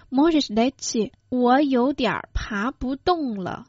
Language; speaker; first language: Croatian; non-native, fluent; Chinese